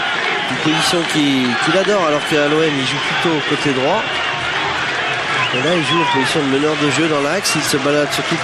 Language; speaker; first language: French; native; French